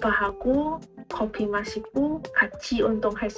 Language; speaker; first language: Korean; non-native, learner; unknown